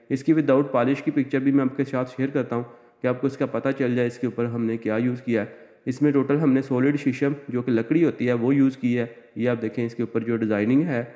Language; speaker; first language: Urdu; non-native, local second language; Punjabi